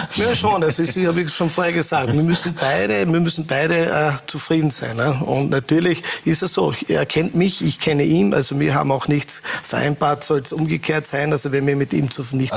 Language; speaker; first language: German; native; German